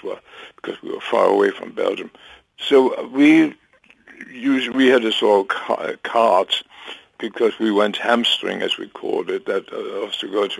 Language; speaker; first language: English; non-native, fluent; German